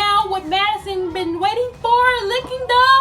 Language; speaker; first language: English; native; English